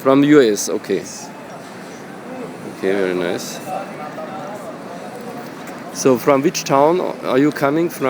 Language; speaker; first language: English; non-native, learner; German